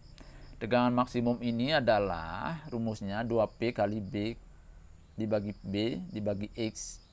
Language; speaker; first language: Indonesian; native; Indonesian